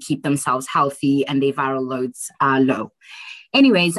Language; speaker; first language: English; non-native, local second language; Xhosa